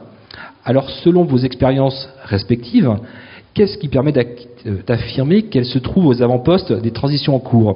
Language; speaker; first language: French; native; French